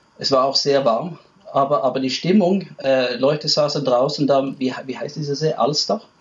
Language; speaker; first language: German; non-native, fluent; Norwegian